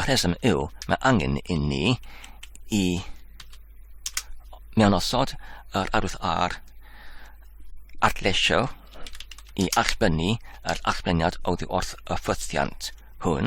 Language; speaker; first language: Welsh; non-native, learner; English